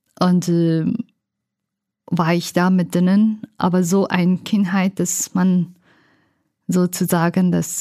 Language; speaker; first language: German; non-native, learner; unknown